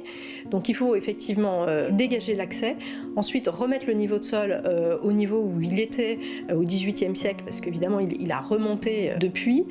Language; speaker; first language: French; native; French